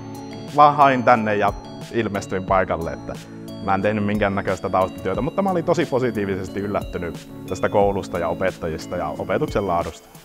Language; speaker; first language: Finnish; native; Finnish